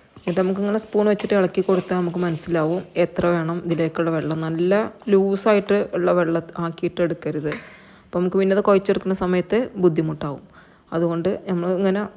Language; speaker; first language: Malayalam; native; Malayalam